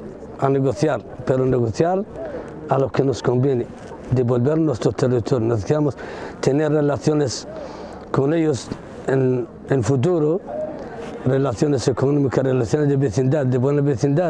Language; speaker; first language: Spanish; non-native, local second language; Arabic